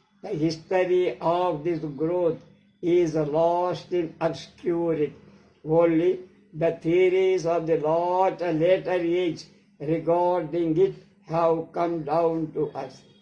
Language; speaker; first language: English; non-native, local second language; Telugu